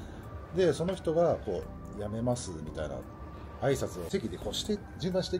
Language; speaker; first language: Japanese; native; Japanese